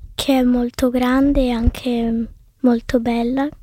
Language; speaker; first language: Italian; early bilingual, heritage; Italian